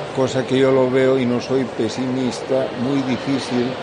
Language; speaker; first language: Spanish; native; Spanish